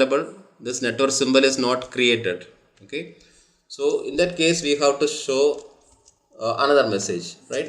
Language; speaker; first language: English; non-native, local second language; Tamil